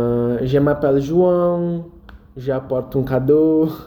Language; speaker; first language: French; non-native, learner; Portuguese